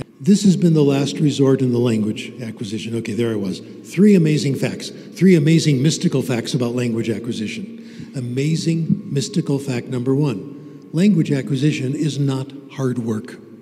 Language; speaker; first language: English; native; English